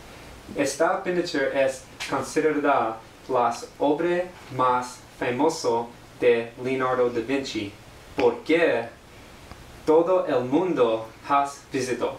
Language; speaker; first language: Spanish; non-native, learner; English